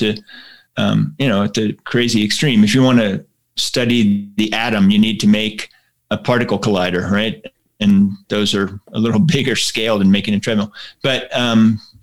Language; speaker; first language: English; native; English